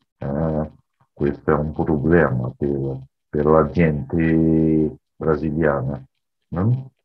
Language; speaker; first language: Italian; non-native, learner; Portuguese